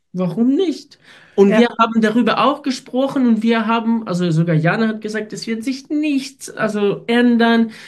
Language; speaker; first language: German; non-native, fluent; Russian